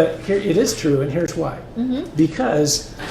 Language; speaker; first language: English; native; English